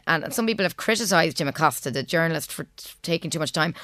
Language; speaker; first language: English; native; English